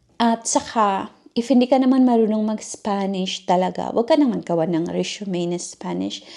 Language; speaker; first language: Filipino; native; Filipino